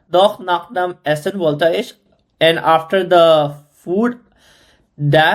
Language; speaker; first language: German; non-native, learner; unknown